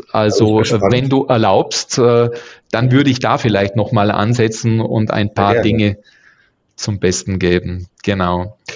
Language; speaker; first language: German; native; German